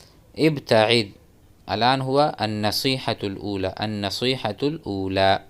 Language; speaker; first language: Arabic; non-native, fluent; Urdu